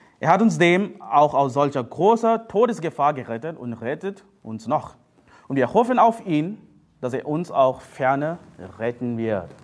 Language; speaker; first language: German; non-native, fluent; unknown